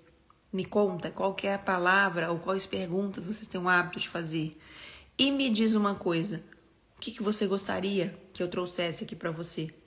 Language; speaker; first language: Portuguese; native; Portuguese